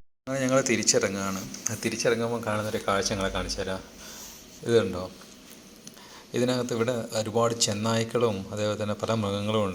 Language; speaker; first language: Malayalam; native; Malayalam